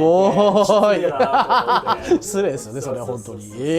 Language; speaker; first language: Japanese; native; Japanese